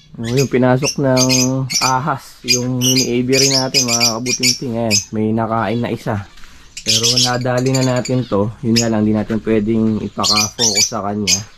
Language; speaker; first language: Filipino; non-native, local second language; Pampanga